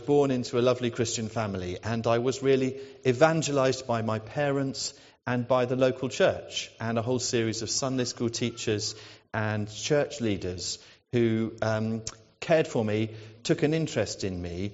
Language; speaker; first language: English; native; English